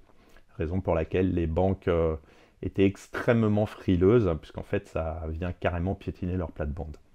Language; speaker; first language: French; native; French